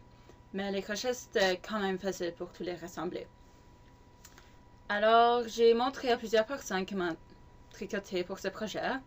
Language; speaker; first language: French; non-native, local second language; English